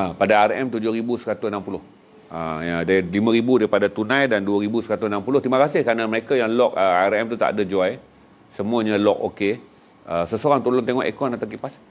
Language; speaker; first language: Malay; native; Malay